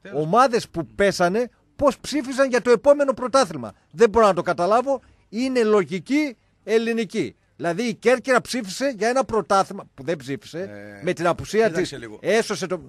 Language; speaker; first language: Greek; native; Greek